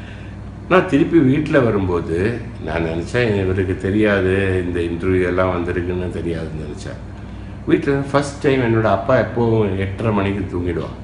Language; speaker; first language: Tamil; non-native, local second language; Malayalam